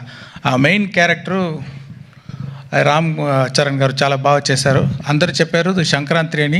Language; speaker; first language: Telugu; non-native, local second language; Tamil